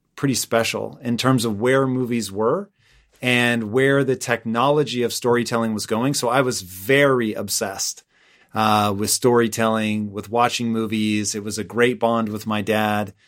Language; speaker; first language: English; native; English